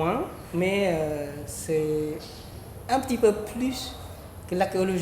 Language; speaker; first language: French; non-native, fluent; Khmer